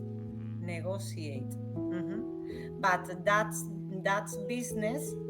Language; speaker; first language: English; non-native, learner; Spanish